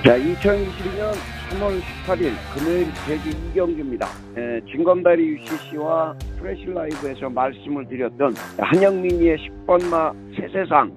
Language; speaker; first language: Korean; native; Korean